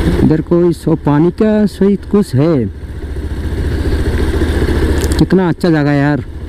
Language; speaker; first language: Hindi; non-native, local second language; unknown